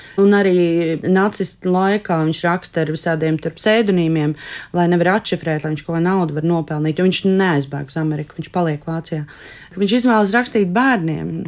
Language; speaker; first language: Latvian; native; Latvian